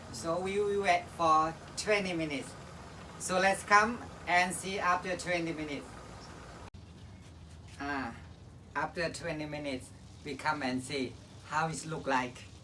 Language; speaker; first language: English; non-native, learner; Thai